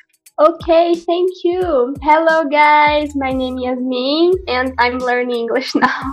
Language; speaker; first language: English; non-native, learner; Portuguese